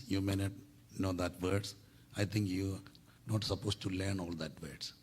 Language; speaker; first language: English; non-native, local second language; Malayalam